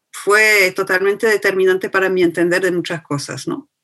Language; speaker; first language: Spanish; non-native, fluent; French